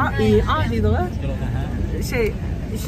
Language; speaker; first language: Turkish; non-native, learner; Kazakh